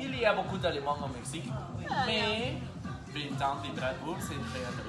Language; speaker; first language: French; non-native, learner; Spanish